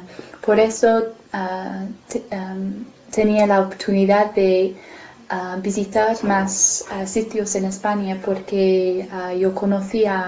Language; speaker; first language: Spanish; non-native, fluent; English